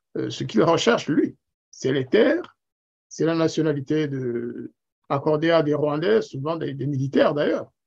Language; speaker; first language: French; non-native, local second language; Kinyarwanda